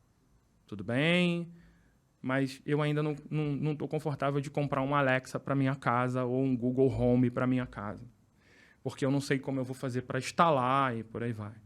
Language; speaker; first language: Portuguese; native; Portuguese